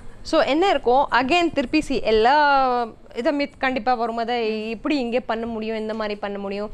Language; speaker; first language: Tamil; non-native, learner; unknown